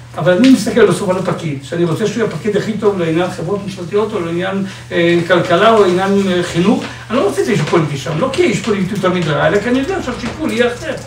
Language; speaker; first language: Hebrew; native; Hebrew